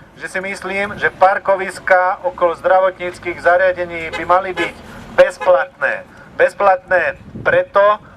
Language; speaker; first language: Slovak; non-native, local second language; Hungarian